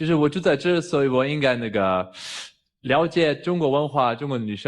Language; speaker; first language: Chinese; non-native, fluent; German